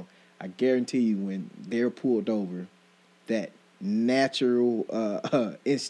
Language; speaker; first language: English; native; English